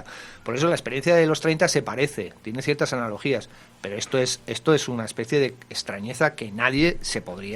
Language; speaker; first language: Spanish; native; Spanish